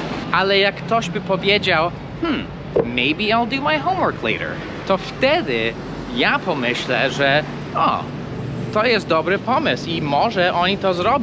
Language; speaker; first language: Polish; non-native, fluent; English